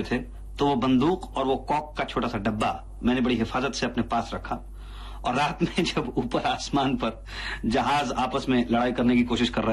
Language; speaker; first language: Hindi; native; Hindi